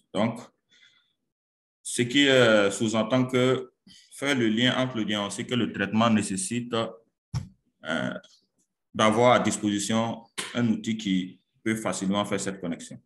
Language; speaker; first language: French; non-native, local second language; Mossi